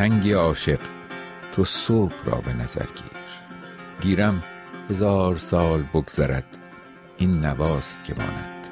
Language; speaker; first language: Persian; native; Persian